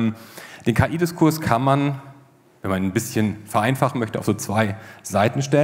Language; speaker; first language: German; native; German